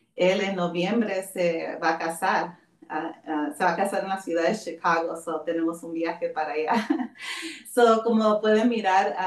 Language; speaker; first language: Spanish; early bilingual, heritage; Spanish